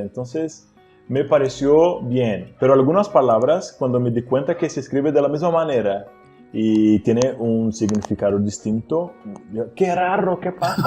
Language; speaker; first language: Spanish; non-native, fluent; Portuguese